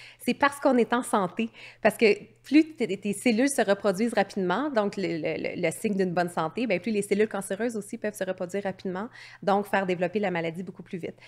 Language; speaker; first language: French; native; French